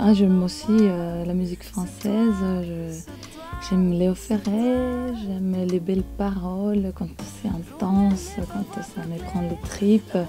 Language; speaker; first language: French; non-native, fluent; Spanish